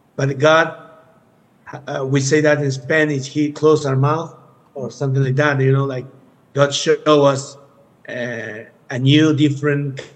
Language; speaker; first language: English; non-native, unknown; Spanish